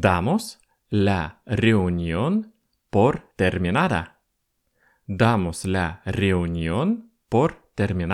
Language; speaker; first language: Spanish; non-native, fluent; Russian